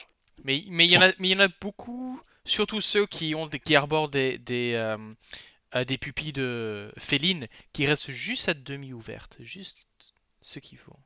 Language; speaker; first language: French; native; French